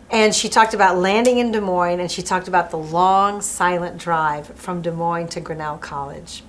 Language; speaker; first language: English; early bilingual, other home language; French